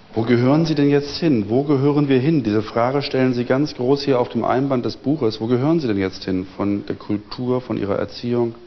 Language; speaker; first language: German; native; German